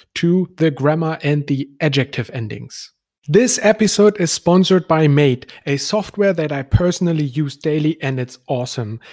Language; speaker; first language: English; non-native, fluent; German